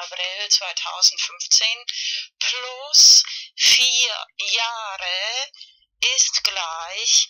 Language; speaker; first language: German; non-native, fluent; Spanish